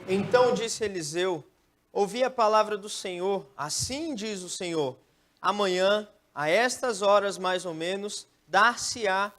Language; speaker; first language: Portuguese; native; Portuguese